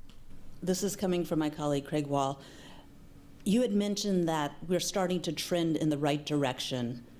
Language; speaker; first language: English; native; English